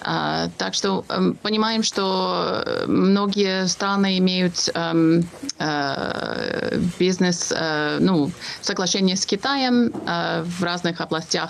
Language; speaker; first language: Russian; non-native, fluent; English